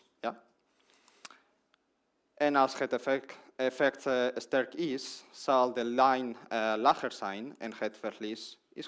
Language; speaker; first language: Dutch; non-native, learner; Spanish